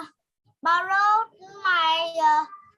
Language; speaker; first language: English; non-native, learner; Vietnamese